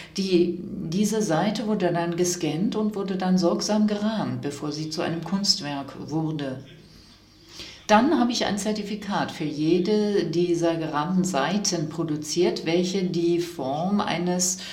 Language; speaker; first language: German; non-native, fluent; French